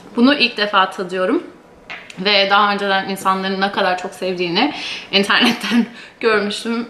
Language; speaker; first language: Turkish; early bilingual, heritage; Turkish